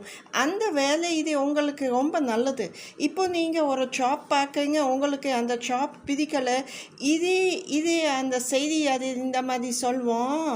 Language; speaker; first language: Tamil; non-native, learner; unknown